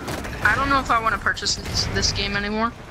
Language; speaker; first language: English; native; English